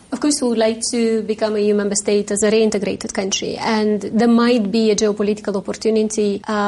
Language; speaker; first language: English; non-native, fluent; Romanian